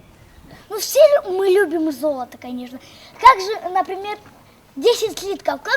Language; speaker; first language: Russian; non-native, local second language; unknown